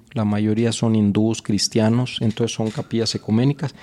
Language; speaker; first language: Spanish; native; Spanish